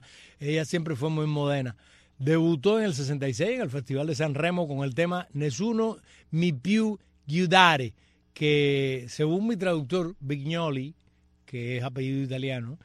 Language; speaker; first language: Spanish; native; Spanish